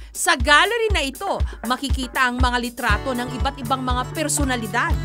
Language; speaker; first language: Filipino; native; Filipino